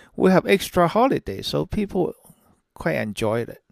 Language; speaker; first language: English; non-native, local second language; Cantonese